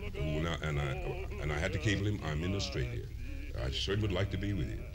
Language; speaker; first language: English; native; English